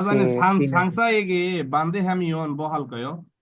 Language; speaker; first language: Korean; non-native, learner; Bangla